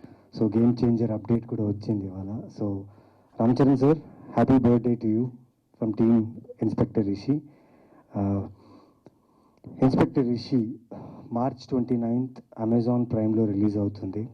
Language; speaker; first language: Telugu; native; Telugu